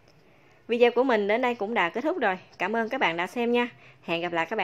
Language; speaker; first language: Vietnamese; native; Vietnamese